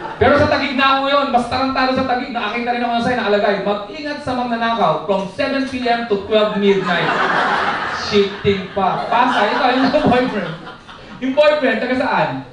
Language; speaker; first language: Filipino; native; Filipino